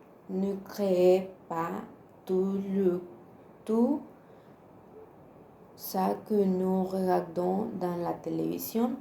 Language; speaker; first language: French; non-native, learner; Spanish